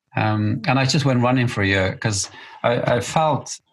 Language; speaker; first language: English; native; English